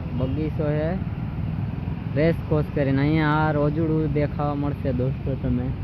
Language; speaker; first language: Gujarati; non-native, local second language; Bhili